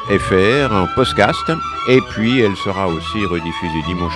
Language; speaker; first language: French; native; French